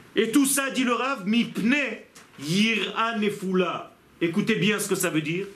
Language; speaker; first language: French; non-native, fluent; Hebrew